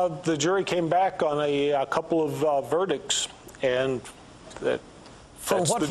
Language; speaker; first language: English; native; English